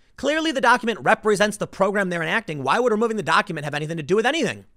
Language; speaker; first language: English; native; English